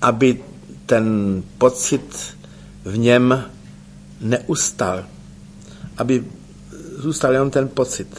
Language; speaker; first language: Czech; native; Czech